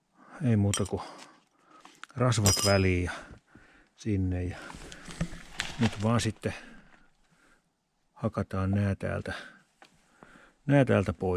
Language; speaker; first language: Finnish; native; Finnish